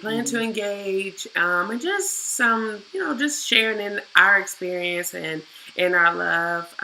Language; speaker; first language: English; native; English